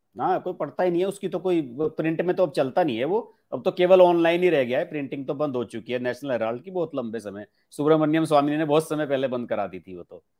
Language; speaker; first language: Hindi; native; Hindi